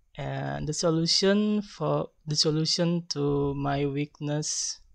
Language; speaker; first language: English; non-native, learner; Indonesian